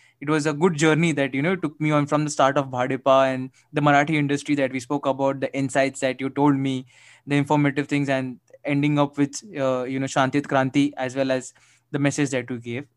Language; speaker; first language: English; non-native, local second language; Marathi